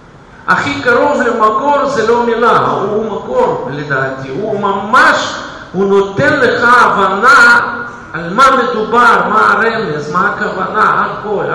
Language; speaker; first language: Hebrew; non-native, fluent; Russian